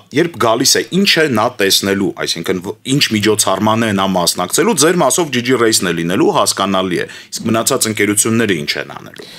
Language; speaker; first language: Armenian; native; Armenian